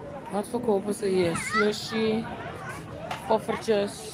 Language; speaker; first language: Dutch; early bilingual, other home language; Papiamento